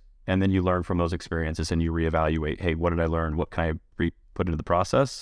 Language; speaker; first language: English; native; English